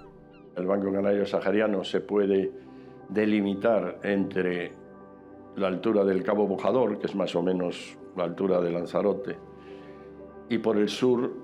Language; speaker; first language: Spanish; native; Spanish